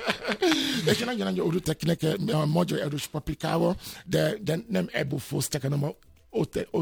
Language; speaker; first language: Hungarian; non-native, fluent; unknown